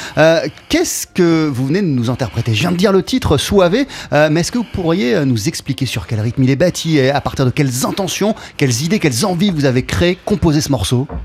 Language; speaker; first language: French; native; French